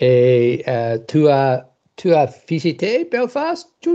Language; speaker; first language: French; non-native, learner; English